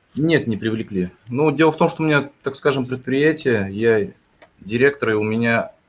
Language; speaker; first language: Russian; native; Russian